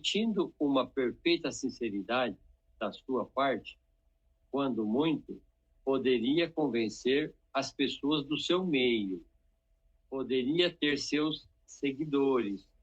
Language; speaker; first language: Portuguese; native; Portuguese